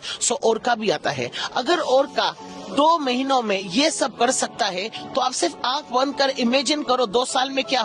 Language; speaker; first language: Hindi; native; Hindi